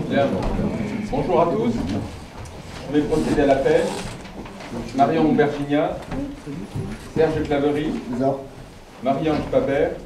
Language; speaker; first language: French; native; French